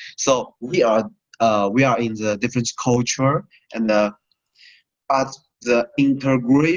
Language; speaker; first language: English; non-native, learner; Chinese